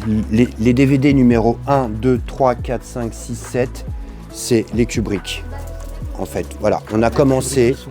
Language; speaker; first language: French; native; French